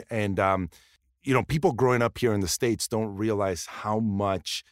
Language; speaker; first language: English; early bilingual, other home language; Spanish